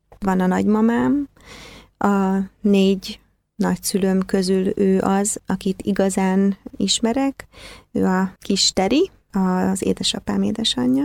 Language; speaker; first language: Hungarian; native; Hungarian